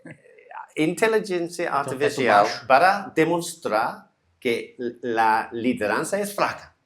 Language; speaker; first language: Portuguese; non-native, learner; English